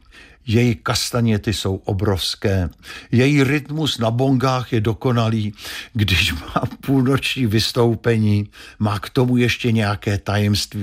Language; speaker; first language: Czech; native; Czech